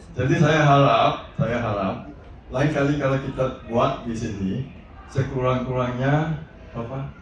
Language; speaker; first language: Malay; non-native, local second language; Chinese